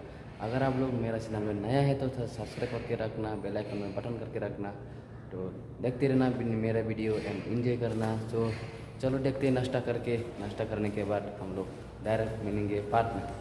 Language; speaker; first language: Hindi; non-native, local second language; Kok Borok